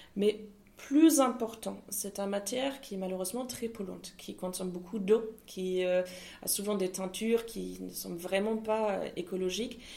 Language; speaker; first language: French; non-native, fluent; German